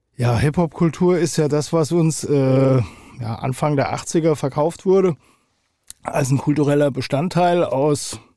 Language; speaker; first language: German; native; German